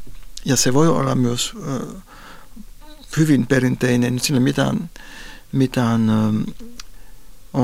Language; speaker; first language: Finnish; non-native, fluent; French